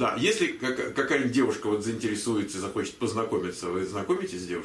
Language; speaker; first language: Russian; native; Russian